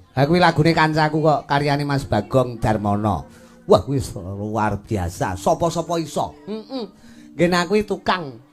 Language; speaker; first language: Javanese; native; Javanese